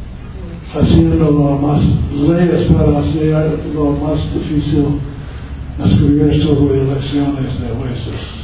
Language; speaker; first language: Spanish; non-native, learner; English